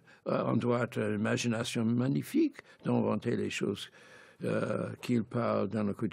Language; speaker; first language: French; non-native, fluent; English